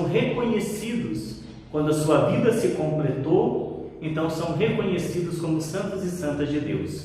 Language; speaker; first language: Portuguese; native; Portuguese